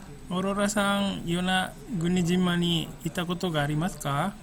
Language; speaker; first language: Japanese; non-native, fluent; Indonesian